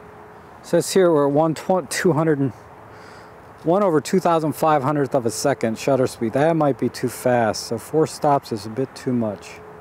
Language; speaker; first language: English; native; English